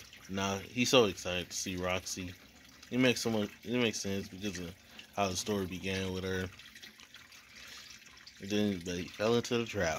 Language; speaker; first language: English; native; English